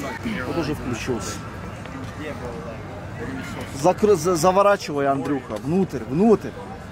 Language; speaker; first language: Russian; native; Russian